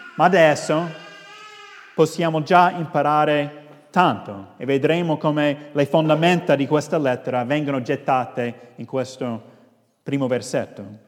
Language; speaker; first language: Italian; non-native, fluent; English